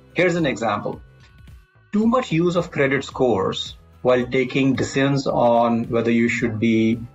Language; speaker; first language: English; non-native, local second language; Hindi